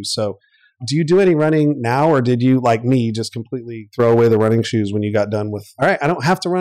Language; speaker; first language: English; native; English